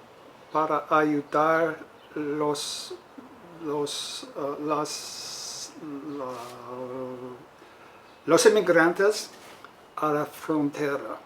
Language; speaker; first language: Spanish; non-native, fluent; English